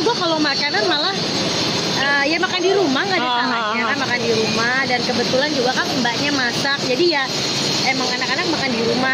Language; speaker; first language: Indonesian; native; Indonesian